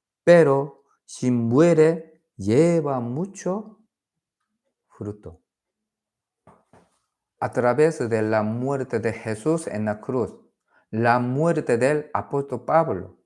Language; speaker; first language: Spanish; non-native, learner; Korean